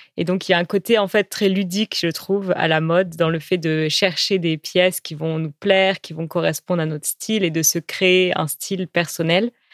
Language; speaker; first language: French; native; French